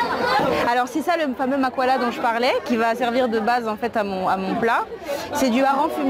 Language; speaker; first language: French; native; French